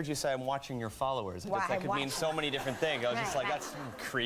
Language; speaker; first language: English; native; English